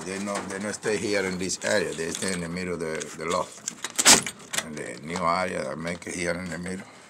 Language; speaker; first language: English; non-native, learner; Spanish